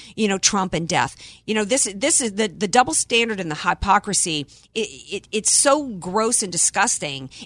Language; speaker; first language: English; native; English